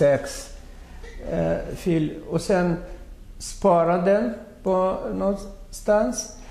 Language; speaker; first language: Swedish; non-native, fluent; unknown